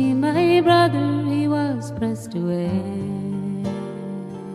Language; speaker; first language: English; native; English